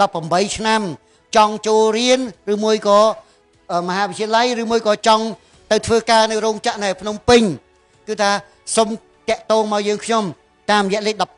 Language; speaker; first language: Khmer; native; Khmer